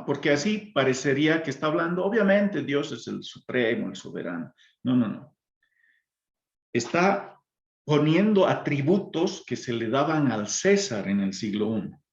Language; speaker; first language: Spanish; native; Spanish